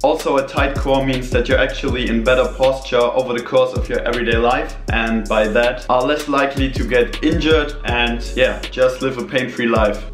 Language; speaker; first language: English; non-native, fluent; German